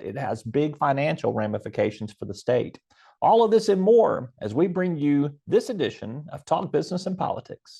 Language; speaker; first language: English; native; English